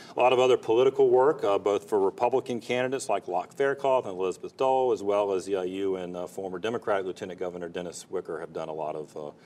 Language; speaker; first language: English; native; English